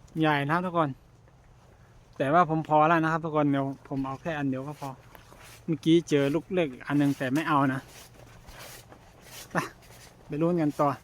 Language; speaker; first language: Thai; non-native, local second language; Shan